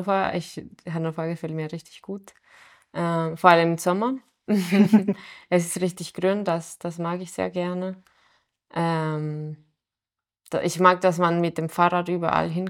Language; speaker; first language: German; non-native, fluent; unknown